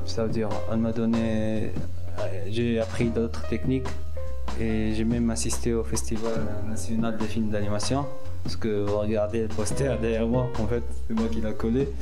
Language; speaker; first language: French; non-native, local second language; Arabic